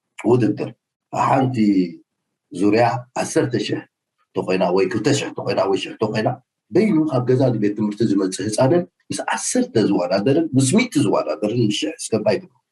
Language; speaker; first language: Tigrinya; native; Tigrinya